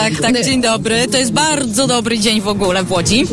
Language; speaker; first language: Polish; native; Polish